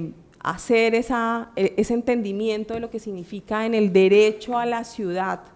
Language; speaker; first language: Spanish; native; Spanish